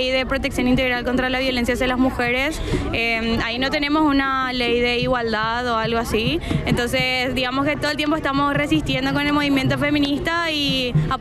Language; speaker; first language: Spanish; native; Spanish